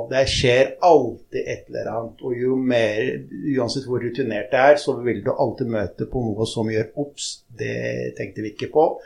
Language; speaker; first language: Norwegian; early bilingual, other home language; Arabic